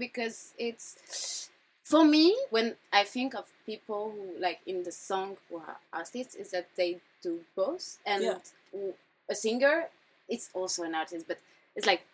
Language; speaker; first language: English; non-native, fluent; French